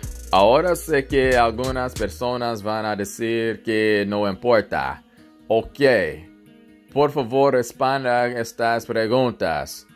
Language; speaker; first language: Spanish; non-native, learner; English